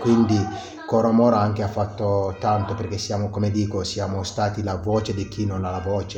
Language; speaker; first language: Italian; non-native, fluent; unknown